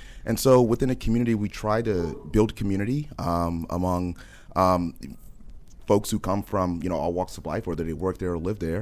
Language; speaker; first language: English; native; English